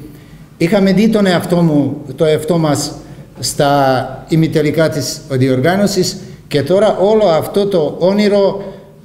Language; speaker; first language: Greek; non-native, fluent; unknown